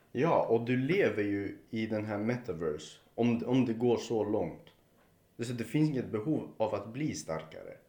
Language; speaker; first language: Swedish; early bilingual, other home language; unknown